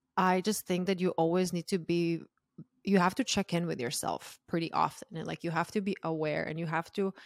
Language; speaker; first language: English; non-native, fluent; Croatian